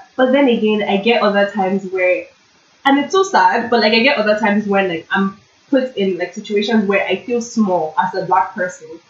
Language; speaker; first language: English; non-native, local second language; Yoruba